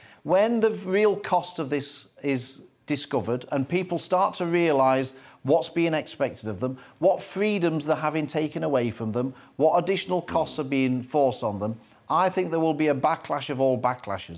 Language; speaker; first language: English; native; English